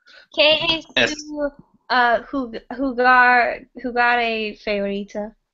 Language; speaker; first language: Spanish; non-native, learner; English